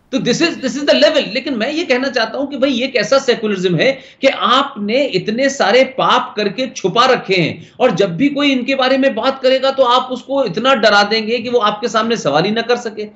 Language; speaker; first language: Hindi; native; Hindi